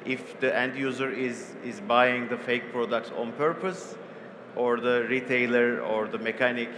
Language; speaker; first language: English; non-native, fluent; Turkish